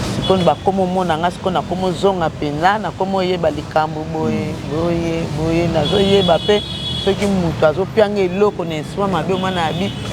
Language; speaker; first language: Lingala; non-native, local second language; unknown